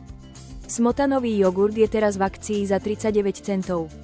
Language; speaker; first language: Slovak; native; Slovak